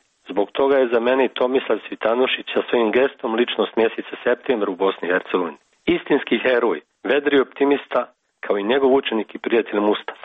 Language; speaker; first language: Serbian; native; Serbian